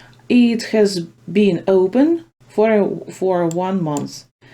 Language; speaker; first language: English; non-native, fluent; Ukrainian